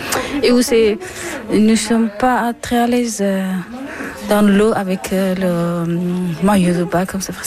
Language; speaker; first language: French; non-native, learner; Persian